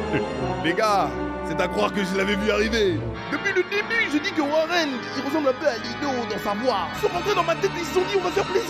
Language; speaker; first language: French; native; French